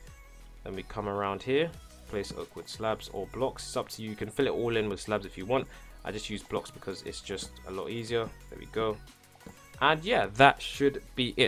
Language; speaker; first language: English; native; English